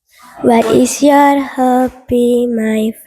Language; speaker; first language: English; non-native, learner; Indonesian